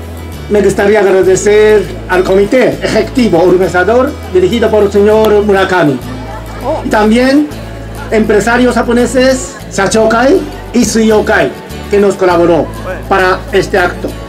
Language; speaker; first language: Spanish; non-native, learner; Japanese